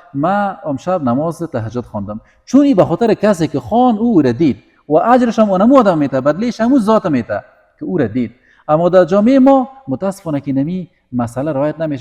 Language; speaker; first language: Persian; native; Persian